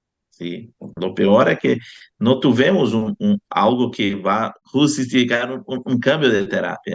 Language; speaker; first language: Spanish; non-native, fluent; Portuguese